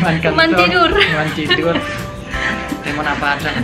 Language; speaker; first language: Indonesian; non-native, fluent; French